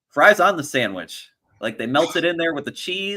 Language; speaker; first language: English; native; English